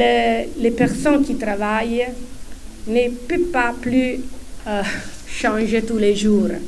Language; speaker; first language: French; non-native, fluent; Italian